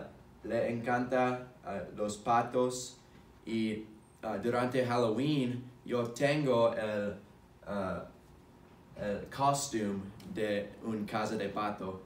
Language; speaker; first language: Spanish; non-native, learner; English